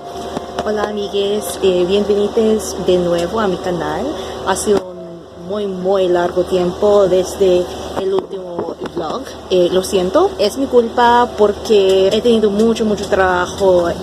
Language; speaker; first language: Spanish; non-native, fluent; English